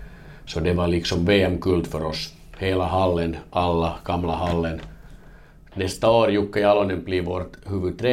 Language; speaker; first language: Swedish; non-native, learner; Finnish